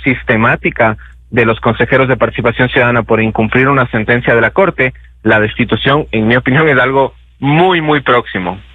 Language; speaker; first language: Spanish; native; Spanish